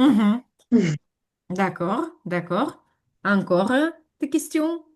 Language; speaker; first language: French; non-native, fluent; Ukrainian